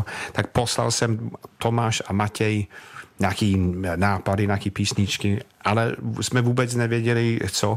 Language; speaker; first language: Czech; non-native, learner; English